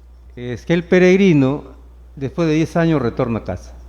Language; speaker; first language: Spanish; native; Spanish